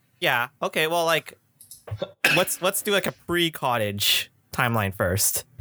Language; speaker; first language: English; early bilingual, other home language; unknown